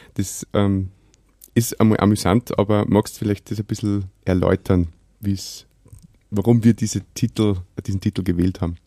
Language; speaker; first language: German; native; German